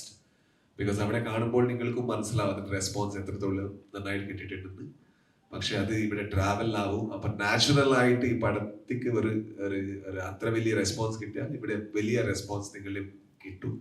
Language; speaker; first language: Malayalam; non-native, learner; Kannada